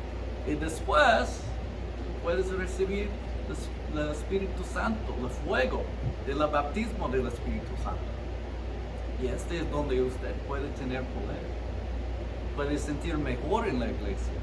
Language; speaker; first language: Spanish; early bilingual, heritage; Spanish